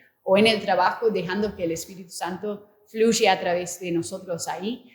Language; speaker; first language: Spanish; non-native, fluent; English